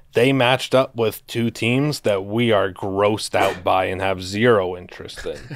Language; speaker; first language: English; native; English